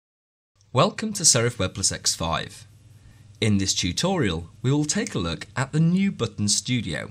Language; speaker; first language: English; native; English